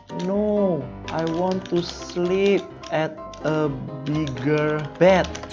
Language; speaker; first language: English; non-native, learner; Indonesian